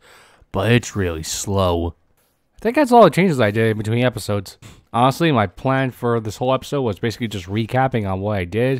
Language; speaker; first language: English; native; English